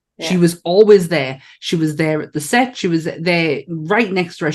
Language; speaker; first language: English; native; English